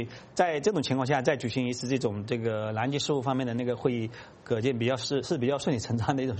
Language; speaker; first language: Chinese; native; Chinese